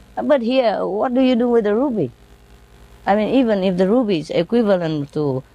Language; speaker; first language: English; non-native, fluent; Vietnamese